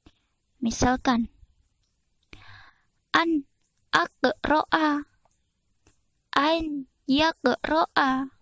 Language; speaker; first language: Arabic; non-native, learner; Indonesian